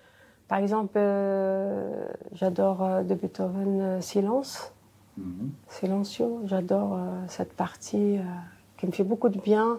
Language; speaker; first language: French; non-native, local second language; Arabic